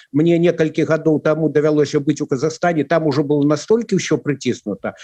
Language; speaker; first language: Belarusian; native; Belarusian